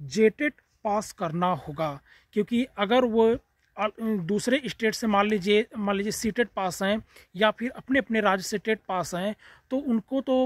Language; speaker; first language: Hindi; native; Hindi